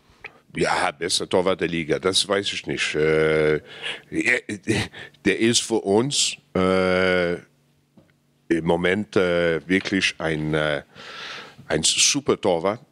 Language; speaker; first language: German; non-native, fluent; English